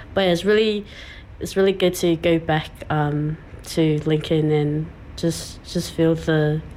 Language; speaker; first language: English; early bilingual, other home language; Samoan